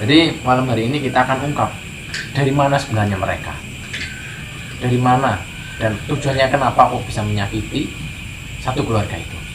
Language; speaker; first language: Indonesian; native; Indonesian